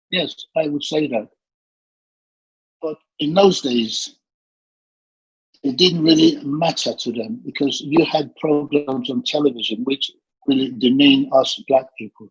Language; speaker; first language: English; native; English